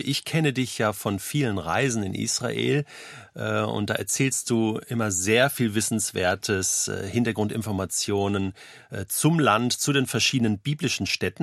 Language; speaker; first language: German; native; German